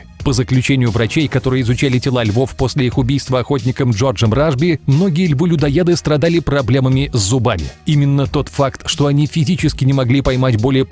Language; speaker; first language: Russian; native; Russian